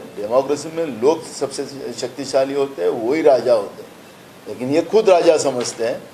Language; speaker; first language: Hindi; non-native, local second language; Marathi